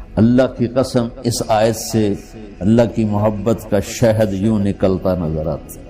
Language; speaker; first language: Urdu; non-native, local second language; Punjabi